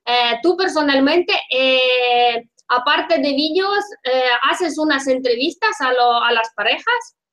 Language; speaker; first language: Spanish; non-native, fluent; Russian